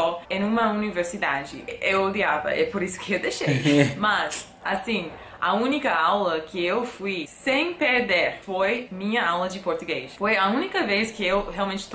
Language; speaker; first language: Portuguese; non-native, fluent; English